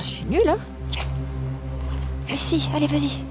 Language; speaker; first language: French; native; French